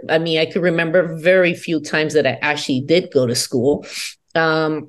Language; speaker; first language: English; non-native, fluent; Spanish